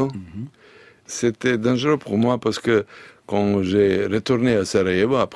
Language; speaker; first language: French; non-native, learner; Serbian